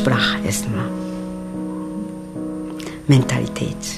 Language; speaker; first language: German; non-native, learner; Japanese